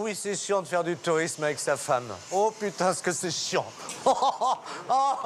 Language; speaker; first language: French; native; French